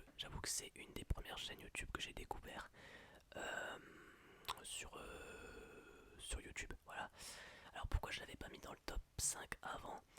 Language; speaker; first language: French; native; French